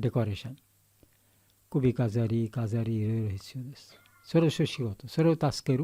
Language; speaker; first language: Japanese; non-native, learner; Bangla